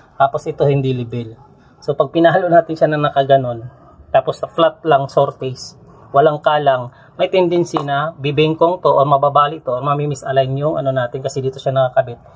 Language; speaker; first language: Filipino; native; Filipino